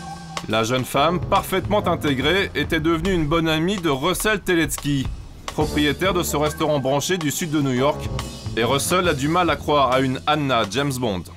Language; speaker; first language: French; native; French